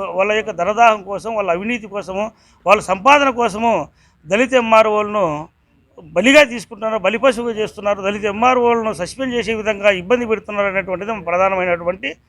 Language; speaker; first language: Telugu; native; Telugu